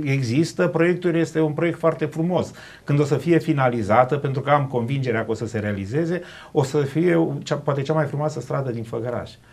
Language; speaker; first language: Romanian; native; Romanian